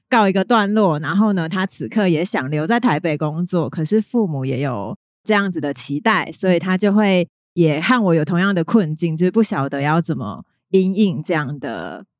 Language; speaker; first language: Chinese; native; Chinese